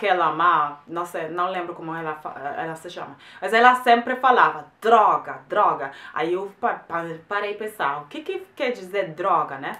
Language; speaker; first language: Portuguese; non-native, fluent; German